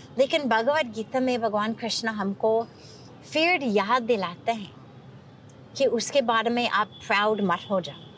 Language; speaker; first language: Hindi; non-native, fluent; English